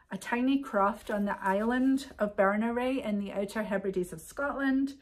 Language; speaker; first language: English; native; English